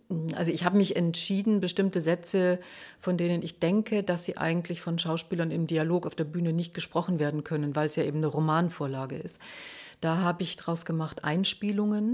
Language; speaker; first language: German; native; German